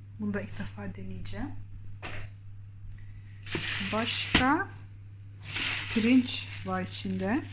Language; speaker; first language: Turkish; early bilingual, heritage; Turkish